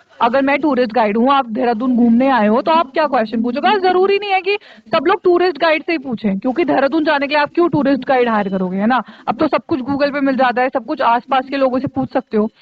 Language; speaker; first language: Hindi; native; Hindi